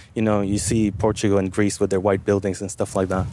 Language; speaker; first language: English; non-native, fluent; Bulgarian